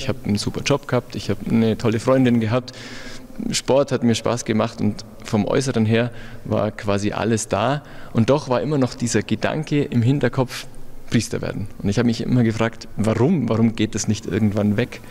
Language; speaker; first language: German; native; German